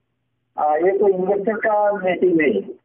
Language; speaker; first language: Hindi; non-native, local second language; Malayalam